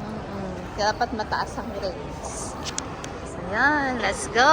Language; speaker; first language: Filipino; native; Filipino